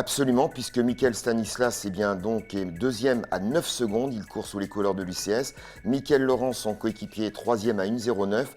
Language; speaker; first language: French; native; French